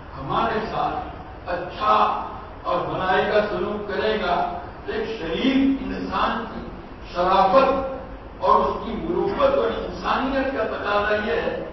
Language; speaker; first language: Urdu; non-native, local second language; Gujarati